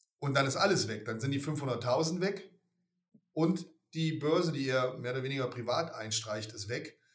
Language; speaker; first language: German; native; German